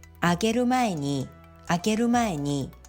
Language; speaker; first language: Japanese; non-native, fluent; Korean